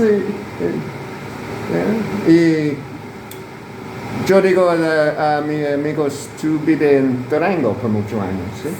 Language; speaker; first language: Spanish; non-native, learner; English